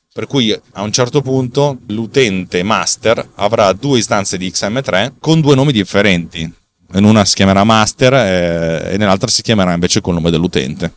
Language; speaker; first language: Italian; native; Italian